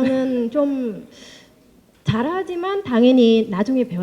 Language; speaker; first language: Korean; non-native, learner; Vietnamese